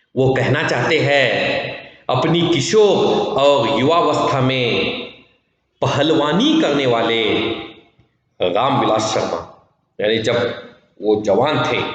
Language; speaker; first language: Hindi; non-native, local second language; Kannada